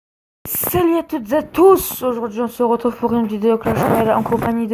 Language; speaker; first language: French; native; French